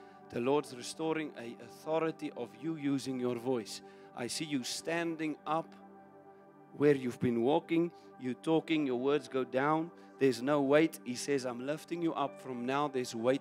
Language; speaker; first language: English; non-native, local second language; Afrikaans